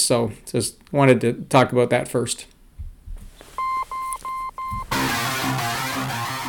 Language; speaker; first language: English; native; English